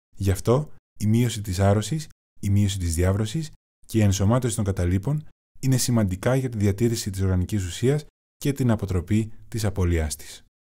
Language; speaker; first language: Greek; non-native, learner; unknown